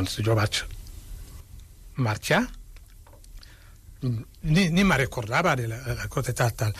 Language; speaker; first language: Catalan; non-native, fluent; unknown